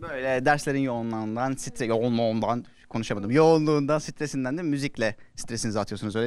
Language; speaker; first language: Turkish; native; Turkish